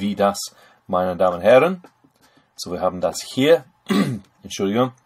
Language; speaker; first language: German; non-native, fluent; English